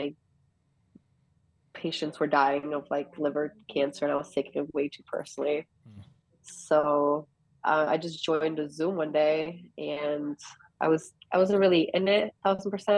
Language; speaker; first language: English; early bilingual, other home language; Greek